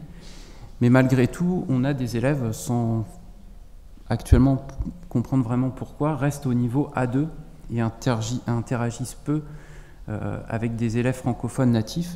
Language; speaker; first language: French; native; French